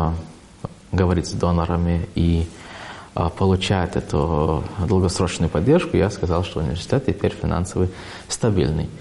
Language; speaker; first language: Russian; non-native, fluent; Lithuanian